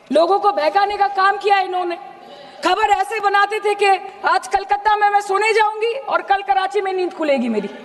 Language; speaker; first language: Hindi; non-native, local second language; Bangla